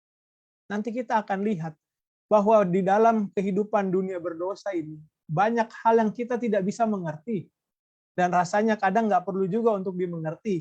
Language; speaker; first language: Indonesian; native; Indonesian